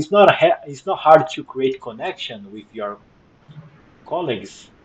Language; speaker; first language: English; non-native, fluent; Portuguese